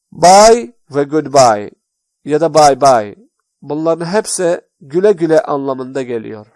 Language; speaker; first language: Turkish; non-native, fluent; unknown